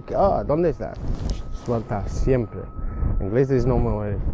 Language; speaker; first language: Spanish; non-native, learner; English